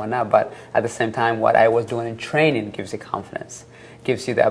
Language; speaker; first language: English; early bilingual, other home language; Tigrinya